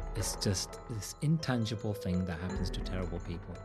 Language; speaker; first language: English; native; English